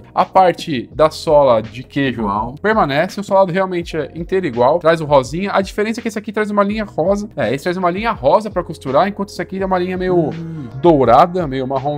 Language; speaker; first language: Portuguese; native; Portuguese